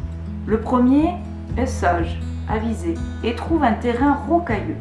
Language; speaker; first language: French; native; French